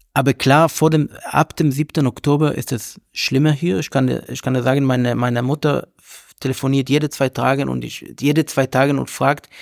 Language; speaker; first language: German; non-native, learner; Hebrew